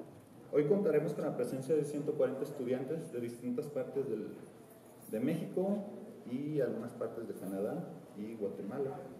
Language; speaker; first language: Spanish; native; Spanish